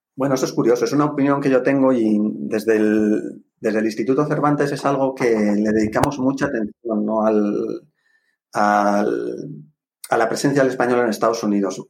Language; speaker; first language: Spanish; native; Spanish